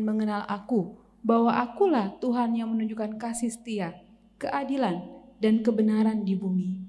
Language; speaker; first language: Indonesian; native; Indonesian